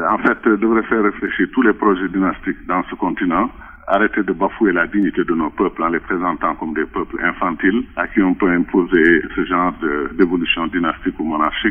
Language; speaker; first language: French; non-native, local second language; Wolof